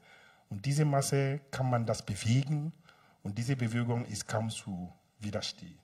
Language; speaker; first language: German; non-native, fluent; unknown